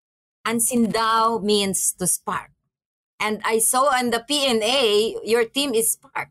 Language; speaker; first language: English; non-native, local second language; Maranao